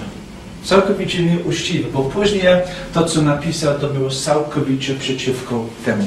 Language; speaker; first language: Polish; non-native, fluent; English